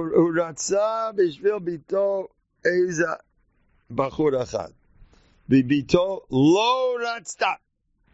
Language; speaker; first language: Hebrew; non-native, fluent; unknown